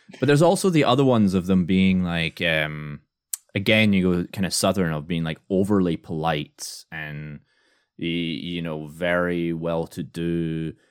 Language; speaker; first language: English; native; English